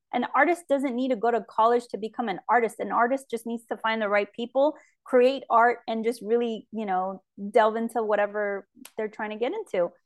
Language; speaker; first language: English; native; English